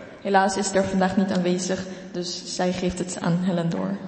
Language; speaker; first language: Dutch; non-native, fluent; Ukrainian